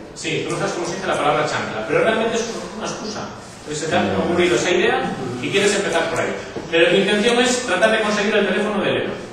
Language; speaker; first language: Spanish; native; Spanish